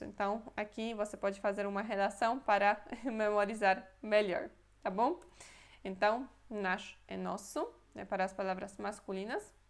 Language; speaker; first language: Portuguese; non-native, fluent; Polish